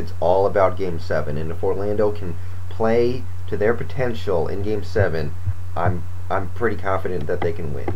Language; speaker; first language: English; native; English